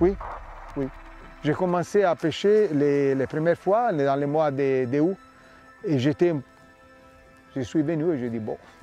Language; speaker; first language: French; non-native, fluent; Italian